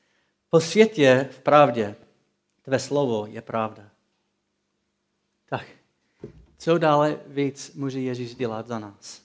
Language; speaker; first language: Czech; non-native, fluent; English